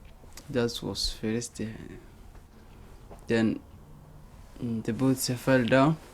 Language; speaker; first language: English; non-native, learner; Somali